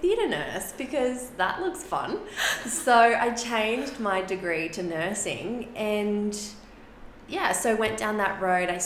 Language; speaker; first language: English; non-native, local second language; Spanish